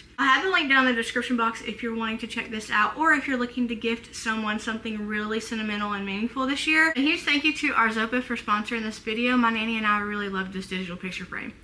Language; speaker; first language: English; native; English